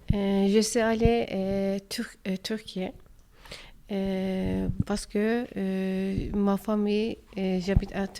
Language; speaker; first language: French; non-native, learner; Turkish